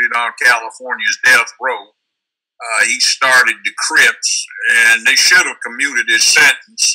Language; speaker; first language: English; native; English